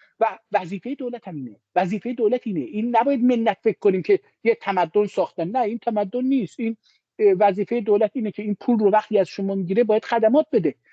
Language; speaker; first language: Persian; non-native, local second language; Azerbaijani